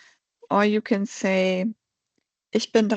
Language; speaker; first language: German; non-native, fluent; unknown